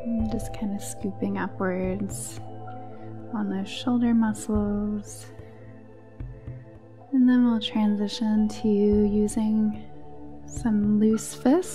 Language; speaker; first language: English; native; English